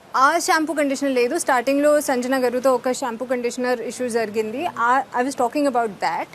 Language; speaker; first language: Telugu; non-native, learner; Hindi